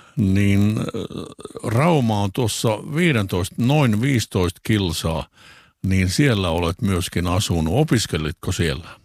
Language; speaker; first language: Finnish; native; Finnish